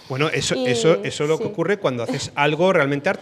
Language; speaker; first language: Spanish; native; Spanish